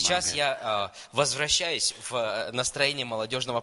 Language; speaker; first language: Russian; native; Russian